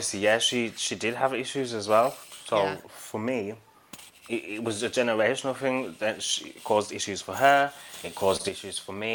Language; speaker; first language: English; native; English